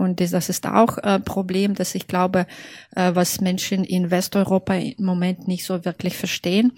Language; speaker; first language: German; non-native, fluent; Russian